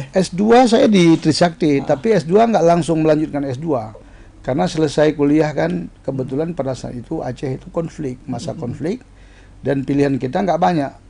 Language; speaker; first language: Indonesian; non-native, local second language; Achinese